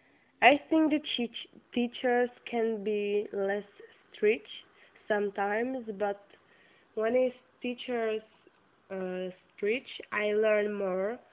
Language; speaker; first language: English; non-native, learner; Czech